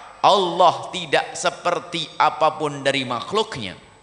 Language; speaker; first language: Indonesian; native; Indonesian